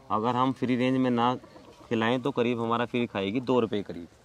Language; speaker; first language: Hindi; native; Hindi